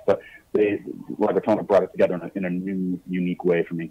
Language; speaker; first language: English; native; English